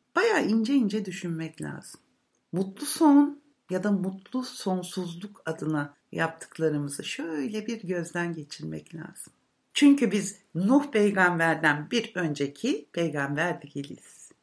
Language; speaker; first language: Turkish; native; Turkish